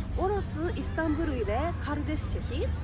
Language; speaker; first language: Turkish; non-native, learner; Japanese